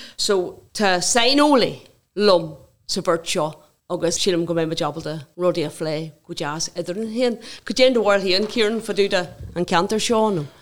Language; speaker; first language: Irish; non-native, local second language; English